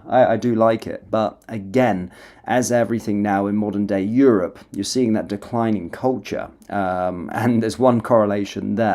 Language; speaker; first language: English; native; English